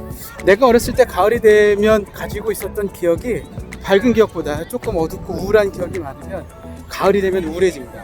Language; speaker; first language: Korean; native; Korean